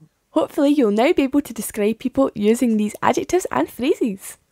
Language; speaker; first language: English; native; English